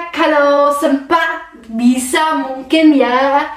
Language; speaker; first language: Indonesian; non-native, fluent; German